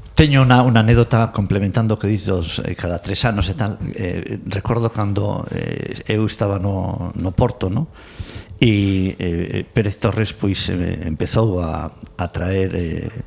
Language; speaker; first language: Galician; non-native, local second language; Spanish